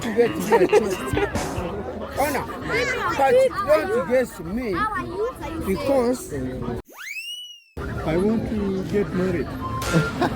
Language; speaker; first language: English; non-native, learner; Korean